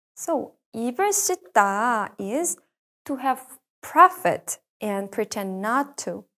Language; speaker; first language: English; non-native, fluent; Korean